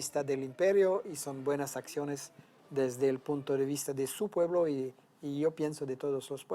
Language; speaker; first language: Spanish; non-native, fluent; French